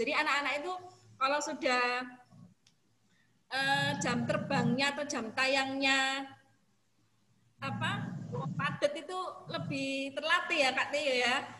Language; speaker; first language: Indonesian; native; Indonesian